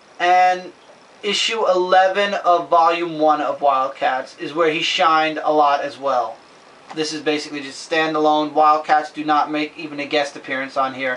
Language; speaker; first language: English; native; English